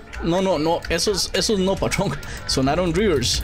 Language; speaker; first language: Spanish; native; Spanish